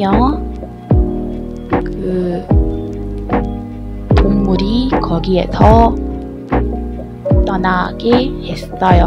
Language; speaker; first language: Korean; non-native, learner; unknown